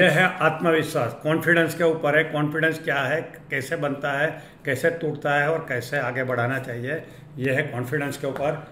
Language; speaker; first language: Hindi; non-native, local second language; Gujarati